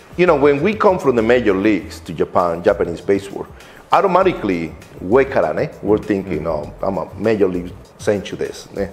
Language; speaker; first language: English; non-native, fluent; Spanish